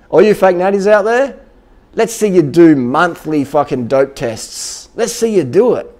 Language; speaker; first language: English; native; English